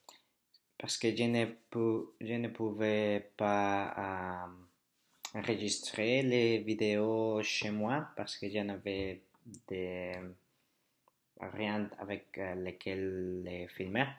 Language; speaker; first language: French; non-native, learner; Spanish